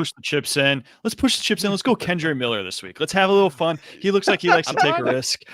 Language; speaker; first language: English; native; English